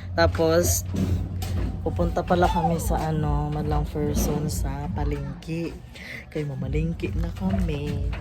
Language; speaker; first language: Filipino; non-native, local second language; Cebuano